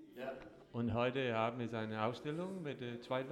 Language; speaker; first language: German; non-native, learner; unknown